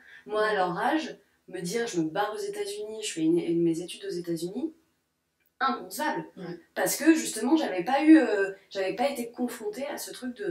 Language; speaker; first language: French; native; French